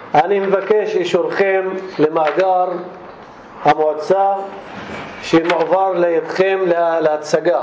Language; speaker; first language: Hebrew; non-native, local second language; Arabic